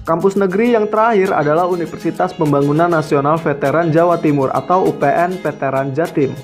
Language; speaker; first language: Indonesian; native; Indonesian